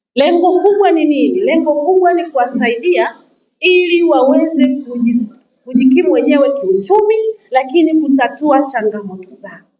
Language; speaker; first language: Swahili; native; Swahili